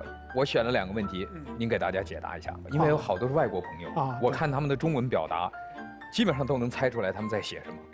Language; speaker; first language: Chinese; native; Chinese